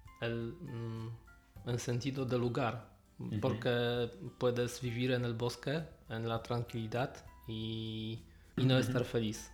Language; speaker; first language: Spanish; non-native, learner; Polish